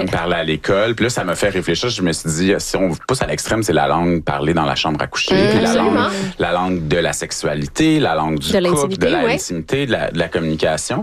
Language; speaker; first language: French; native; French